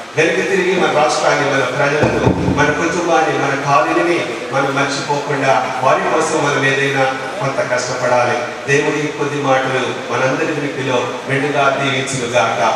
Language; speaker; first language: Telugu; non-native, local second language; Lambadi